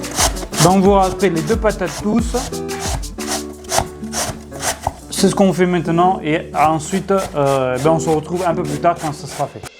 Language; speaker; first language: French; native; French